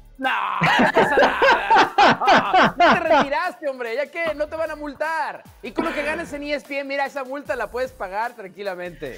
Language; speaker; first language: Spanish; native; Spanish